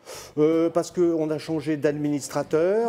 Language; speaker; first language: French; native; French